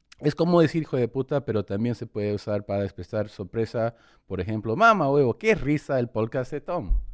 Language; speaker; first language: Spanish; early bilingual, heritage; Spanish